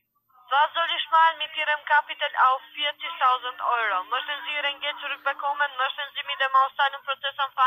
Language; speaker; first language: German; non-native, learner; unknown